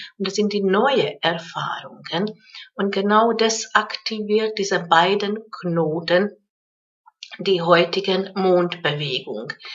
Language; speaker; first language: German; non-native, fluent; Hungarian